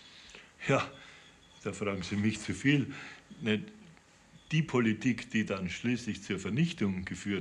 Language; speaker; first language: German; native; German